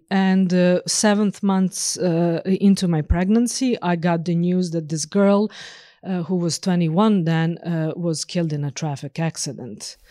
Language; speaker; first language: English; non-native, fluent; Serbian